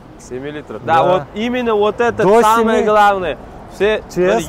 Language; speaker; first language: Russian; non-native, local second language; Uzbek